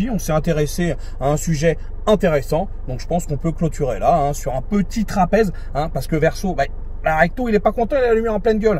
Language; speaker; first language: French; native; French